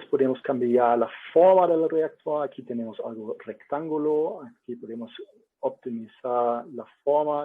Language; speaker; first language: Spanish; non-native, learner; German